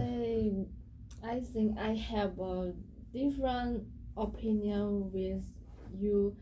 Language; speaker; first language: English; non-native, learner; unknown